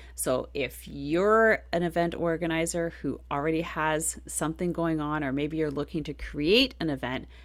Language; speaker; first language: English; native; English